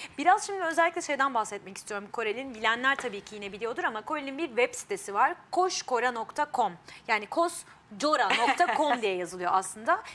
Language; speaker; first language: Turkish; native; Turkish